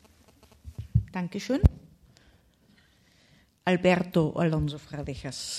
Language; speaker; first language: German; native; German